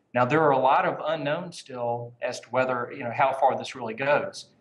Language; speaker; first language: English; native; English